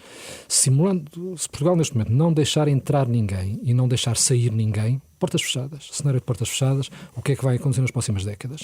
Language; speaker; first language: Portuguese; native; Portuguese